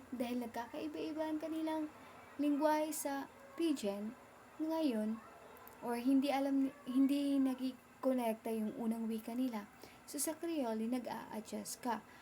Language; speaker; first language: Filipino; non-native, local second language; Cebuano